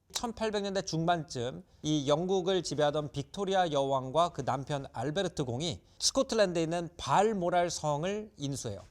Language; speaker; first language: Korean; native; Korean